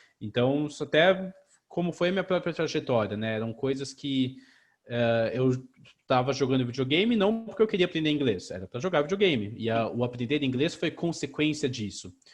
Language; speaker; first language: Portuguese; native; Portuguese